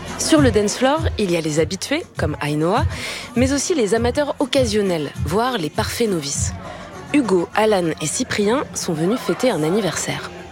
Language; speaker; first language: French; native; French